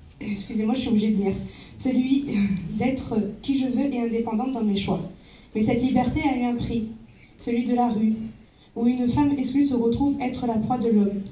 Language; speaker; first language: French; early bilingual, other home language; Arabic